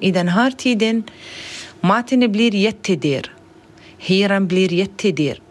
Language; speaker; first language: Swedish; non-native, learner; Arabic